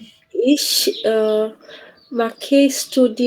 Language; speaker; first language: German; non-native, learner; Bangla